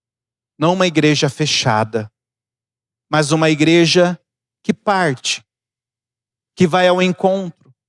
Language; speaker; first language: Portuguese; native; Portuguese